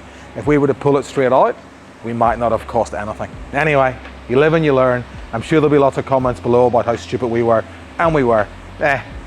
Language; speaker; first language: English; native; English